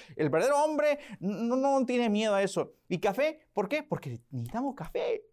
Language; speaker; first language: Spanish; early bilingual, heritage; Spanish